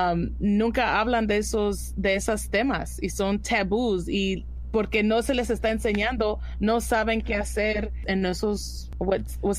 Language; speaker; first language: Spanish; early bilingual, heritage; Spanish